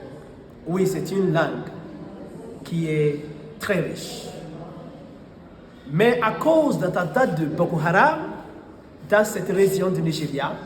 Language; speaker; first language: French; non-native, fluent; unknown